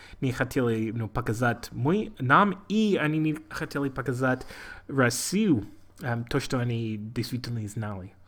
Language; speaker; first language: Russian; non-native, learner; English